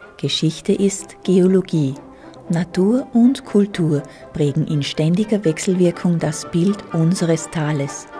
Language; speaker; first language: German; native; German